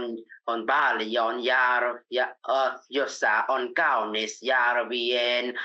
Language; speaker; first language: Finnish; non-native, learner; Vietnamese